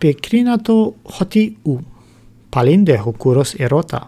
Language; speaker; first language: Greek; non-native, fluent; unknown